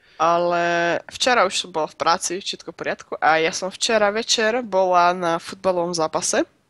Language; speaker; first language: Slovak; native; Slovak